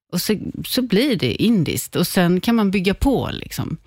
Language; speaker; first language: Swedish; native; Swedish